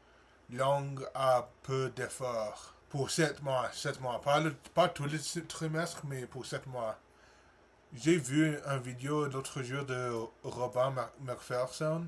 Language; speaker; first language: French; non-native, learner; English